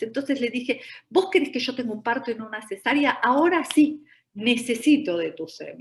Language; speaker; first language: Spanish; native; Spanish